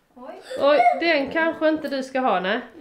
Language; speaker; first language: Swedish; native; Swedish